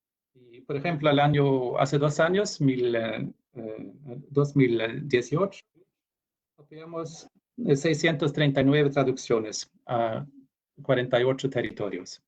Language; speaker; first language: Spanish; non-native, fluent; Norwegian